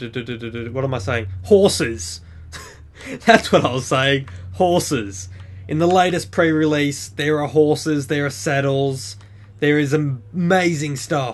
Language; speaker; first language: English; native; English